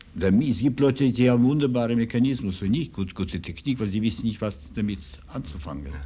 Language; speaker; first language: German; non-native, fluent; Russian